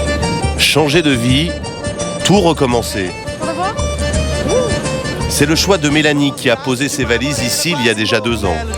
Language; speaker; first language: French; native; French